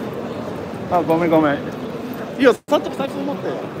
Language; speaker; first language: Japanese; non-native, fluent; Chinese